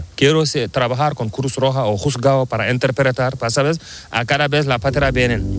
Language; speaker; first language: Spanish; non-native, learner; Fula